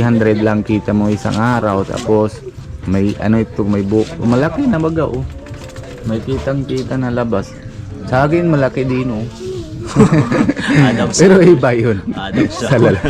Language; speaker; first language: Filipino; non-native, learner; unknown